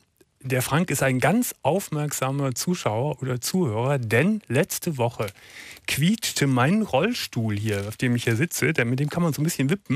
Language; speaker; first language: German; native; German